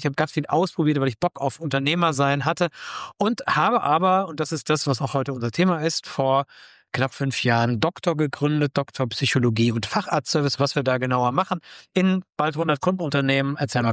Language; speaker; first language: German; native; German